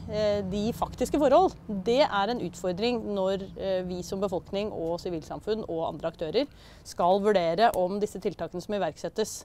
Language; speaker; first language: Norwegian; native; Norwegian